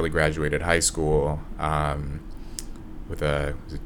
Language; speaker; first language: English; native; English